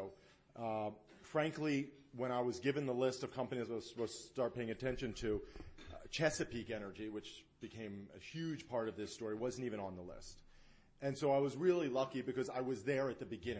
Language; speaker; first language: English; native; English